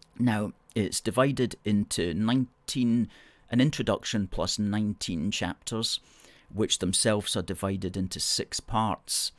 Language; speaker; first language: English; native; English